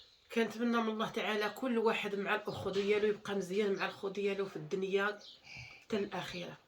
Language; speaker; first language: Arabic; native; Arabic